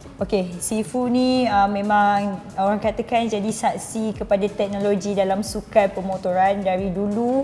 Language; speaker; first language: Malay; native; Malay